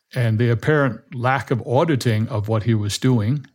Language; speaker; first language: English; non-native, fluent; Danish